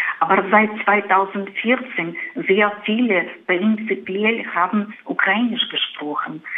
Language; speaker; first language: German; non-native, fluent; Russian